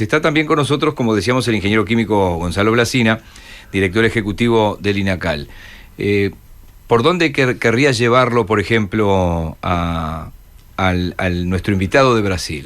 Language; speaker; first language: Spanish; native; Spanish